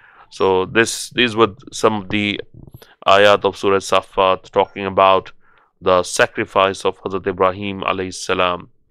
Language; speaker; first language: English; non-native, local second language; Urdu